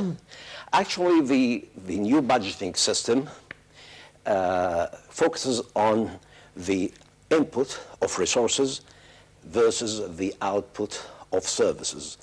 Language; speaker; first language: English; non-native, fluent; Arabic